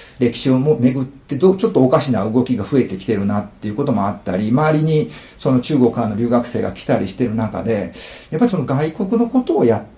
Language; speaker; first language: Japanese; native; Japanese